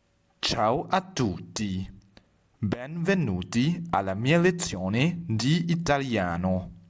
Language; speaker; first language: Italian; non-native, fluent; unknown